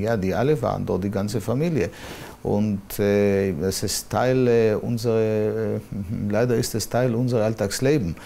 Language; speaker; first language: German; non-native, fluent; Hebrew